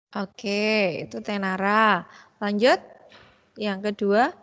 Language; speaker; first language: Indonesian; native; Indonesian